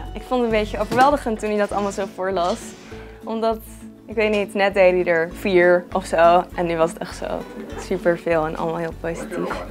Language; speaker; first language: Dutch; native; Dutch